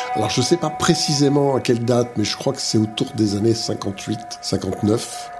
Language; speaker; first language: French; native; French